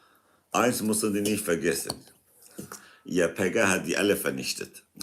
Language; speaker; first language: German; non-native, fluent; Kurdish